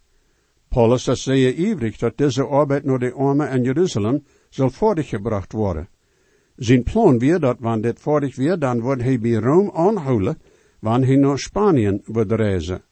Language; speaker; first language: Dutch; non-native, learner; Plautdietsch